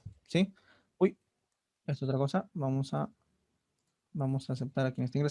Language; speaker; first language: Spanish; native; Spanish